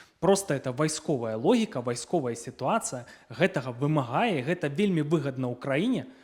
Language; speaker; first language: Belarusian; non-native, local second language; Russian